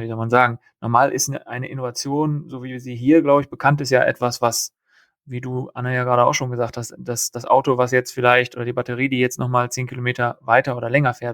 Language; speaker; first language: German; native; German